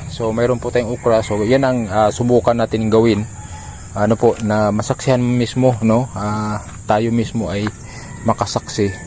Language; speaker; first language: Filipino; non-native, local second language; Cebuano